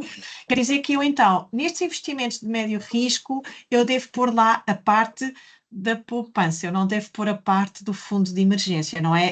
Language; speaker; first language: Portuguese; native; Portuguese